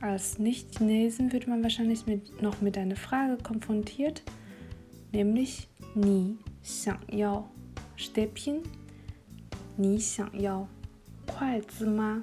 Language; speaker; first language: German; non-native, fluent; Chinese